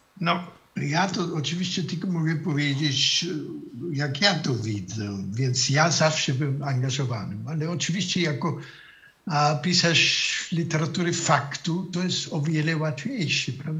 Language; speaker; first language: Polish; non-native, fluent; German